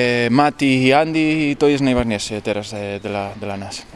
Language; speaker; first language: Polish; non-native, learner; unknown